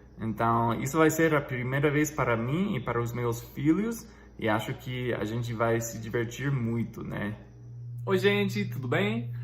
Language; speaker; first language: Portuguese; non-native, fluent; English